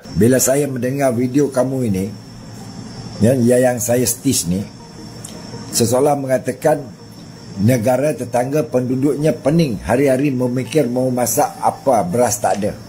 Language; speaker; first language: Malay; native; Malay